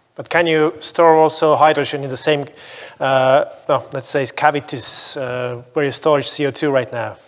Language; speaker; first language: English; non-native, fluent; Estonian